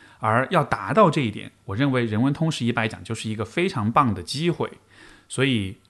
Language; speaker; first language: Chinese; native; Chinese